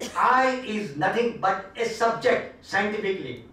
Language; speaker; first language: English; non-native, local second language; Marathi